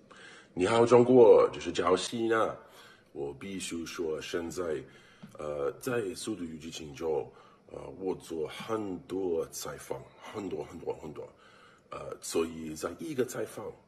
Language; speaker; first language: Chinese; non-native, learner; English